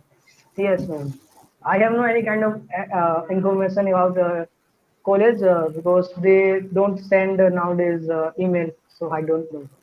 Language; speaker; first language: English; non-native, learner; Hindi